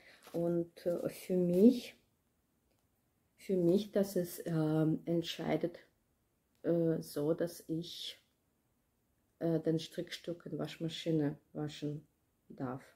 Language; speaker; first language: German; non-native, learner; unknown